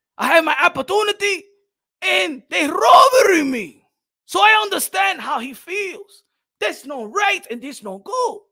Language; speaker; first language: English; native; English